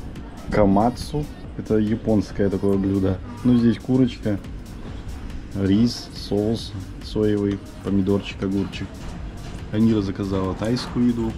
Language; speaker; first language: Russian; native; Russian